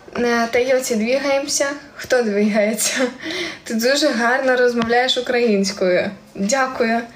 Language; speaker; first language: Ukrainian; native; Ukrainian